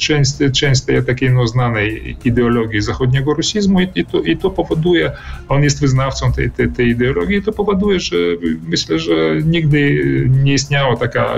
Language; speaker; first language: Polish; early bilingual, heritage; Polish